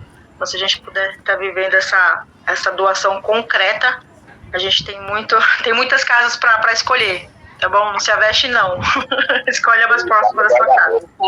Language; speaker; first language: Portuguese; native; Portuguese